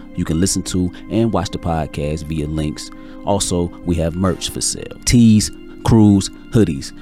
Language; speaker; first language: English; native; English